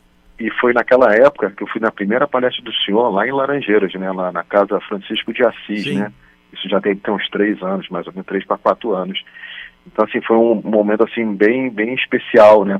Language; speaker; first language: Portuguese; native; Portuguese